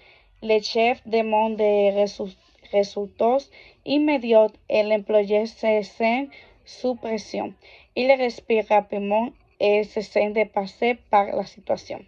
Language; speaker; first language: French; non-native, learner; Spanish